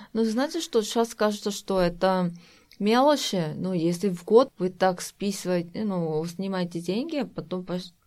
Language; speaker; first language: Russian; non-native, fluent; Korean